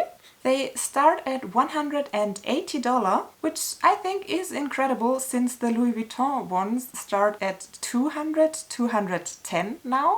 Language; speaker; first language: English; non-native, fluent; German